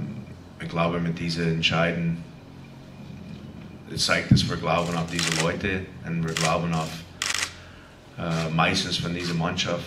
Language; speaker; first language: German; non-native, fluent; English